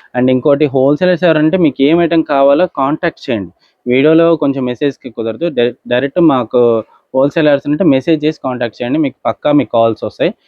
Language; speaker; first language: Telugu; native; Telugu